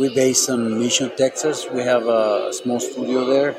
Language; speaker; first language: English; non-native, fluent; Spanish